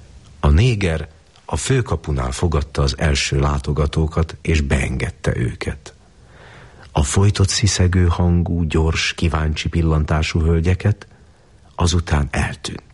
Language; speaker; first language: Hungarian; native; Hungarian